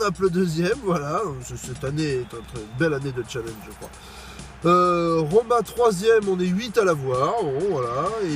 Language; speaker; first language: French; native; French